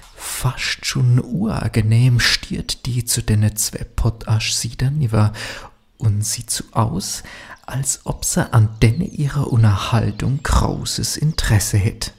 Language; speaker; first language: German; native; German